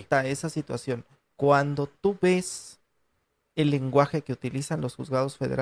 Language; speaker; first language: Spanish; native; Spanish